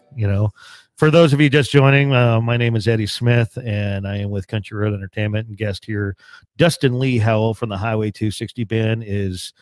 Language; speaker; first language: English; native; English